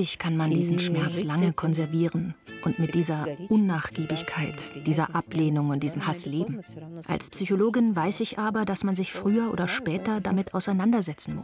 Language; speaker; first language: German; non-native, fluent; Russian